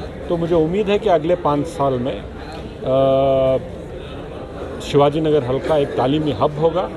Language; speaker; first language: Urdu; native; Urdu